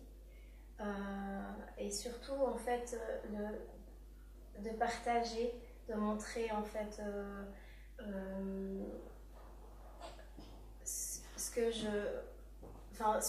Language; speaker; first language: French; native; French